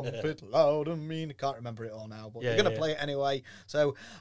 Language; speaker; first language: English; native; English